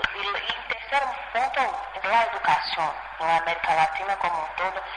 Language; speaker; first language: Spanish; non-native, fluent; Portuguese